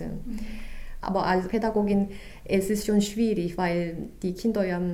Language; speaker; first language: German; non-native, fluent; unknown